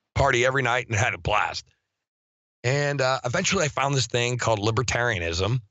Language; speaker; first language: English; native; English